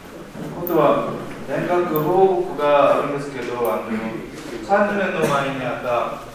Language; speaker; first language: Japanese; non-native, learner; Korean